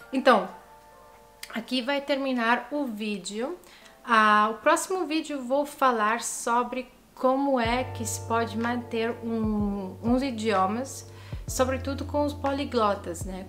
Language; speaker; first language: Portuguese; non-native, fluent; Italian